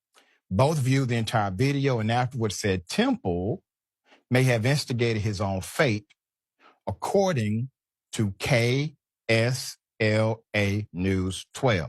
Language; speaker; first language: English; native; English